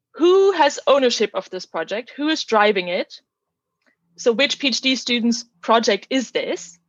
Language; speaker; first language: English; non-native, fluent; German